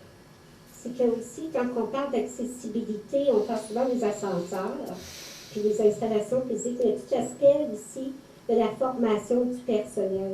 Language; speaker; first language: French; native; French